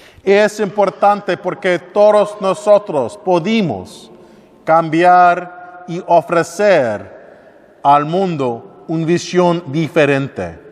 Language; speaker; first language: Spanish; non-native, learner; English